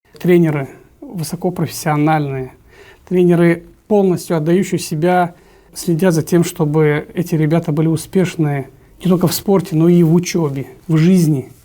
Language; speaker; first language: Russian; non-native, local second language; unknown